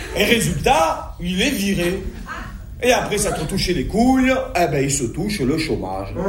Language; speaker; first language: French; native; French